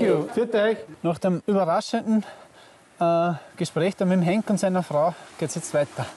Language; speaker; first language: German; native; German